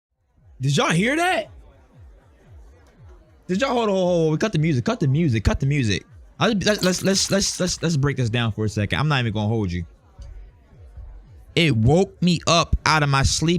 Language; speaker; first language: English; native; English